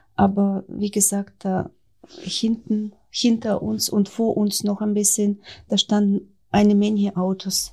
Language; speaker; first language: German; non-native, fluent; Ukrainian